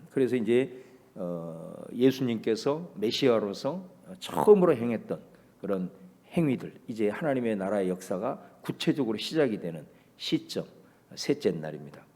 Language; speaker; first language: Korean; native; Korean